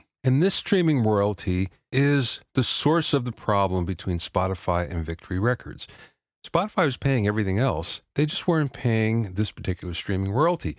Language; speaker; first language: English; native; English